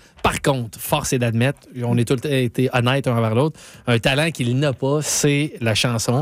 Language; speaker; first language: French; native; French